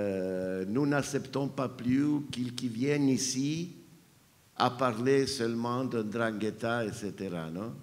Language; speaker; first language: French; non-native, fluent; Italian